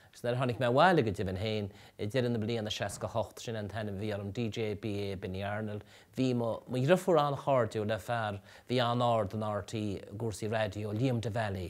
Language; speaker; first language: Irish; native; Irish